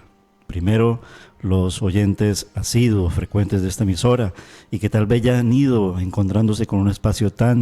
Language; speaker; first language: Spanish; native; Spanish